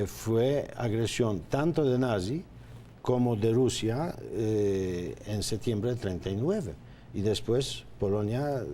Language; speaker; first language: Spanish; non-native, fluent; Polish